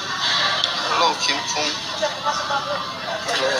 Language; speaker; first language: English; non-native, learner; Korean